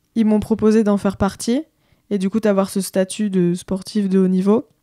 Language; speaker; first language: French; native; French